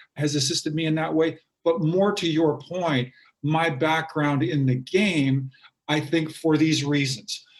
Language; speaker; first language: English; native; English